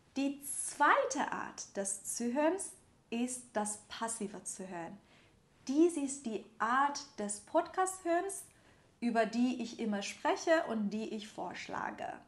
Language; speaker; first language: German; non-native, fluent; Persian